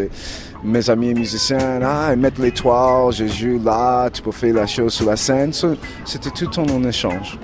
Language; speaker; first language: French; non-native, learner; English